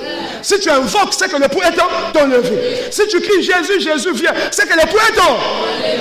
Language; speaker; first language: French; non-native, local second language; Lingala